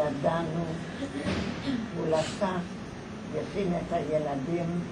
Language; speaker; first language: Hebrew; non-native, fluent; Polish